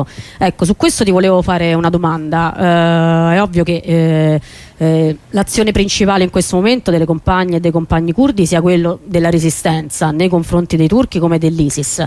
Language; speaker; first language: Italian; native; Italian